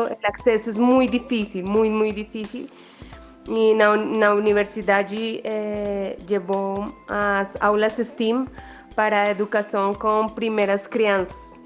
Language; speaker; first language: Portuguese; non-native, learner; Spanish